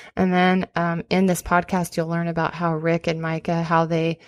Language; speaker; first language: English; native; English